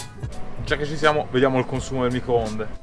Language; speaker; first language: Italian; native; Italian